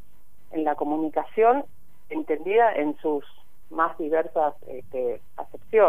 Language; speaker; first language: Spanish; native; Spanish